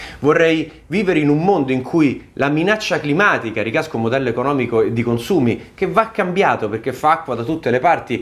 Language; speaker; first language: Italian; native; Italian